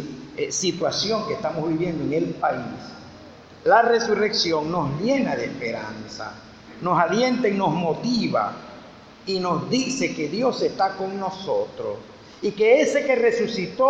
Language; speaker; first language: Spanish; native; Spanish